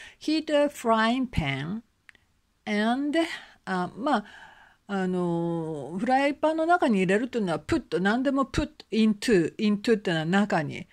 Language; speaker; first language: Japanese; native; Japanese